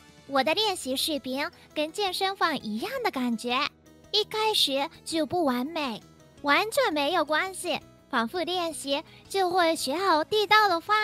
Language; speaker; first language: Chinese; non-native, fluent; Japanese